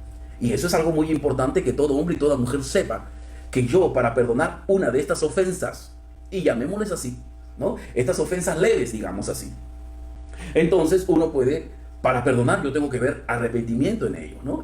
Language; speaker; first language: Spanish; native; Spanish